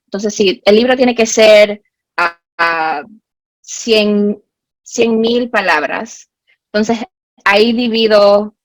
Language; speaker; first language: Spanish; early bilingual, heritage; Spanish